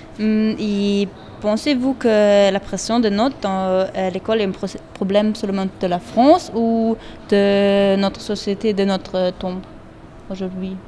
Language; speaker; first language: French; non-native, learner; German